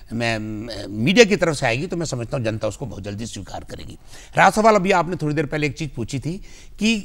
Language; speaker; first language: Hindi; native; Hindi